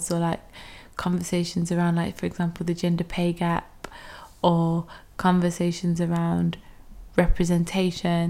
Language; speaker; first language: English; native; English